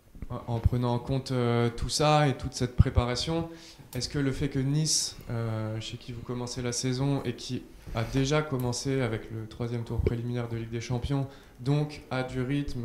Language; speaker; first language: French; native; French